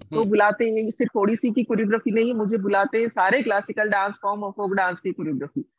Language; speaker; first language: Hindi; non-native, local second language; Odia